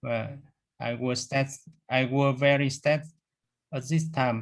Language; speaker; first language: English; non-native, learner; Vietnamese